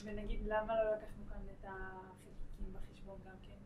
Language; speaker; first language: Hebrew; native; Hebrew